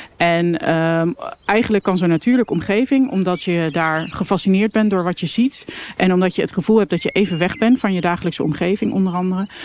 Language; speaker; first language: Dutch; native; Dutch